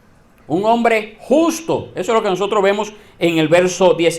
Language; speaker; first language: Spanish; native; Spanish